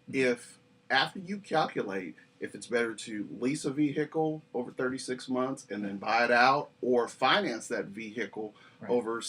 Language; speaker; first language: English; native; English